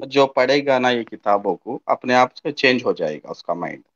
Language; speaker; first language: Hindi; non-native, local second language; Telugu